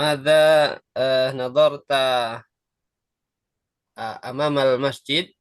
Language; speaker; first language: Arabic; non-native, learner; Indonesian